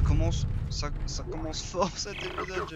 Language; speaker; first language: French; native; French